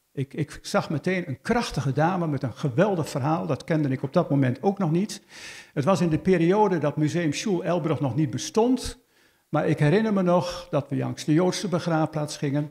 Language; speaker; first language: Dutch; native; Dutch